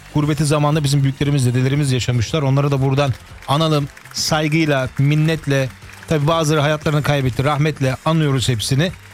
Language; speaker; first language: Turkish; early bilingual, heritage; Turkish